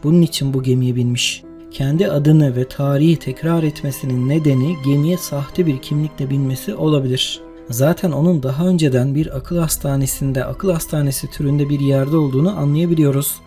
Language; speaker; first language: Turkish; native; Turkish